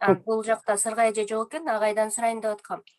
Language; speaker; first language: Kyrgyz; native; Kyrgyz